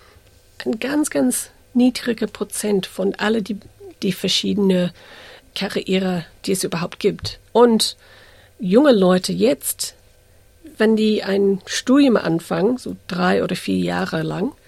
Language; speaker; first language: German; early bilingual, heritage; English